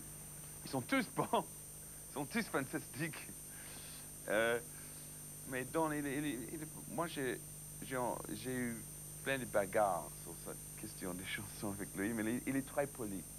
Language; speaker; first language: French; non-native, learner; English